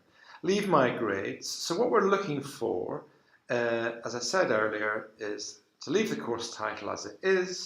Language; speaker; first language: English; native; English